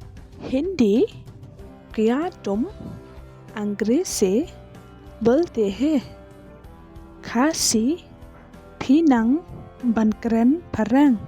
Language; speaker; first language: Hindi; non-native, local second language; Khasi